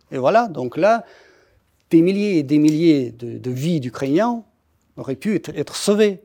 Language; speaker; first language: French; non-native, fluent; Russian